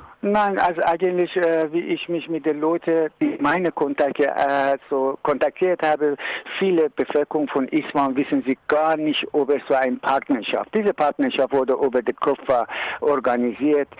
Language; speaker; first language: German; non-native, learner; Persian